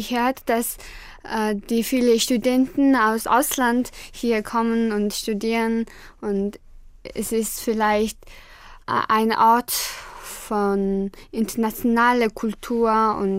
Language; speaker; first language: German; non-native, learner; Mongolian